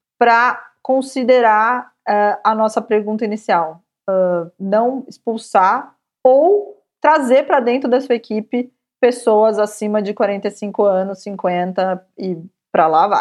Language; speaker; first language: Portuguese; native; Portuguese